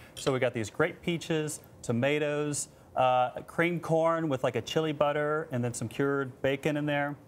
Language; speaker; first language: English; native; English